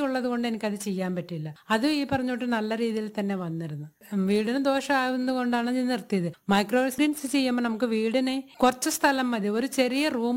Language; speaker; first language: Malayalam; non-native, local second language; Tamil